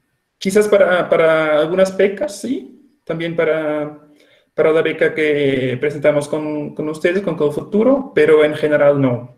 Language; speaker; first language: Spanish; non-native, fluent; Swiss German